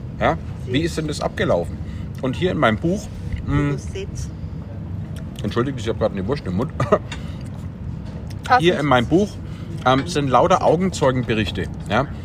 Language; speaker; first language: German; native; German